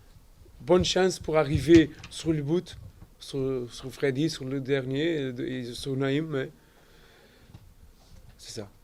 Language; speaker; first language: French; non-native, learner; Portuguese